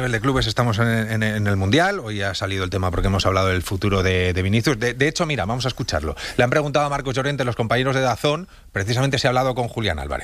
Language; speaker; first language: Spanish; native; Spanish